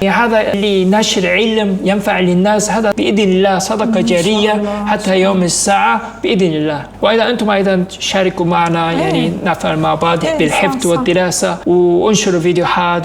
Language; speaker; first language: Arabic; non-native, fluent; Korean